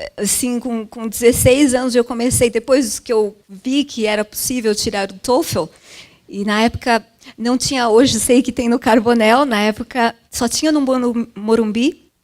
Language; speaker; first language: Portuguese; early bilingual, other home language; Japanese